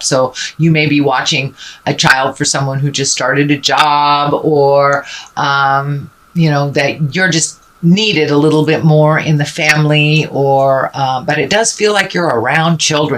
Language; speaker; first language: English; native; English